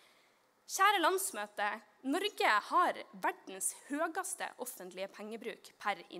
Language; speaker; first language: Norwegian; native; Norwegian